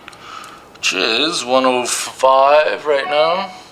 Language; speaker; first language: English; native; English